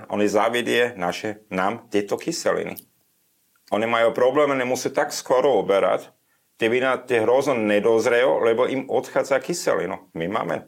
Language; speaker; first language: Slovak; non-native, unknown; German